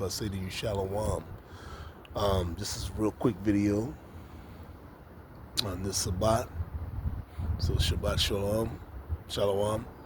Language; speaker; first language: English; native; English